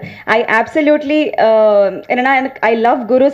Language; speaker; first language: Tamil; non-native, learner; Telugu